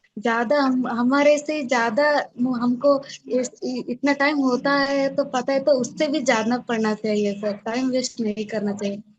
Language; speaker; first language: Hindi; non-native, local second language; Kannada